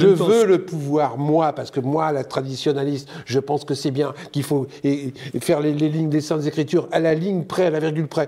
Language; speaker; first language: French; native; French